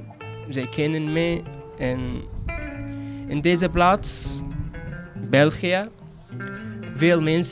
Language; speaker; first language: Dutch; non-native, learner; Arabic